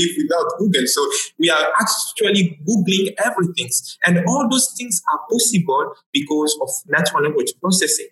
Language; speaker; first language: English; non-native, fluent; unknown